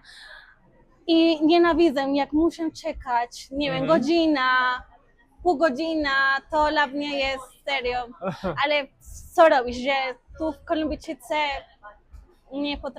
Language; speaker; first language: Polish; non-native, fluent; Spanish